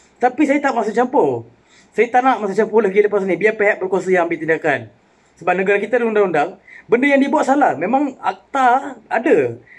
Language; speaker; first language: Malay; non-native, local second language; Tamil